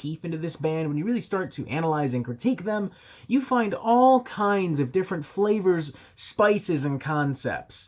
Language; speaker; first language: English; native; English